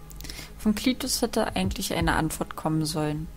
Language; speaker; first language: German; native; German